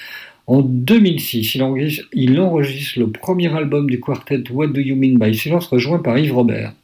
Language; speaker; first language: French; native; French